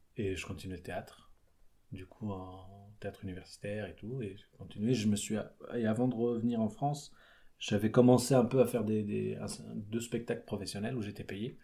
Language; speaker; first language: French; native; French